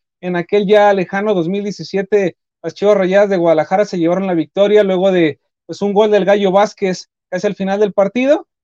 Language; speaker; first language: Spanish; native; Spanish